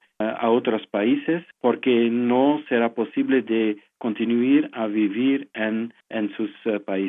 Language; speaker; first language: Spanish; non-native, fluent; French